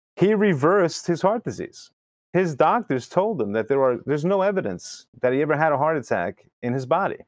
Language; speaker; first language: English; early bilingual, other home language; Spanish